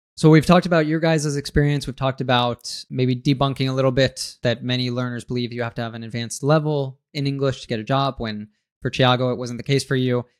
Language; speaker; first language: English; native; English